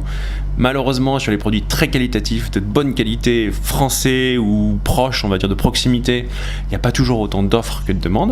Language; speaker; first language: French; native; French